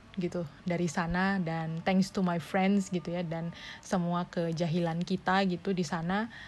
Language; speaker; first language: Indonesian; native; Indonesian